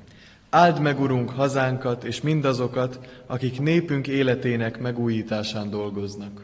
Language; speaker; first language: Hungarian; native; Hungarian